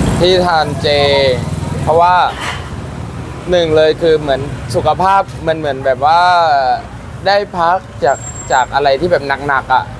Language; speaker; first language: Thai; native; Thai